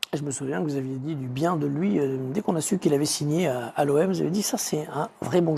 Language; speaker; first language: French; native; French